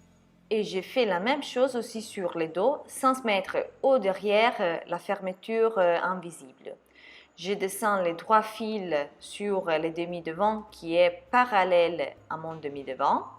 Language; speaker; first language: French; non-native, fluent; Italian